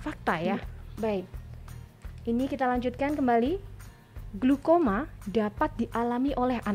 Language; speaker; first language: Indonesian; native; Indonesian